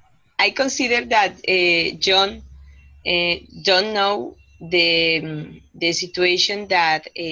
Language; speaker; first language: English; non-native, learner; Spanish